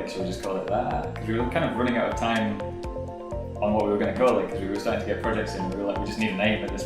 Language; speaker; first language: English; native; English